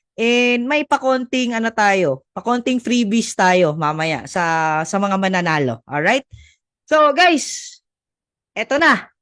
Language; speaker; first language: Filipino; non-native, local second language; Cebuano